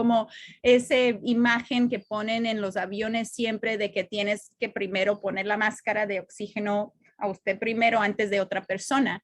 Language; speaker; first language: Spanish; non-native, fluent; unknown